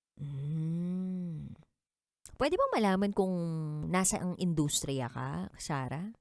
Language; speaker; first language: Filipino; native; Filipino